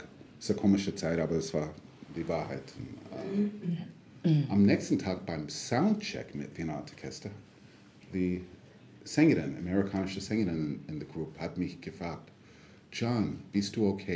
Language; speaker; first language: German; non-native, fluent; English